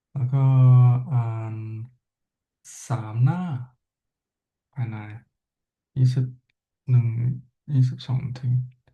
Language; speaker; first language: Thai; non-native, learner; English